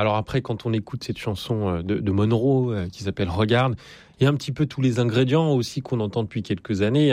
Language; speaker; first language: French; native; French